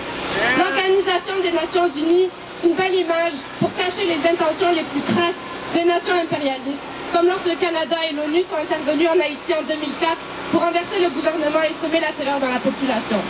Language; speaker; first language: French; native; French